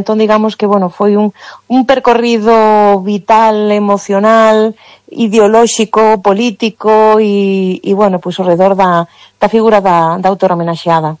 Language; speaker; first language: Galician; native; Galician